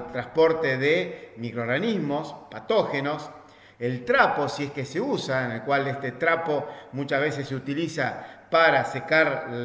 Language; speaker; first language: Spanish; native; Spanish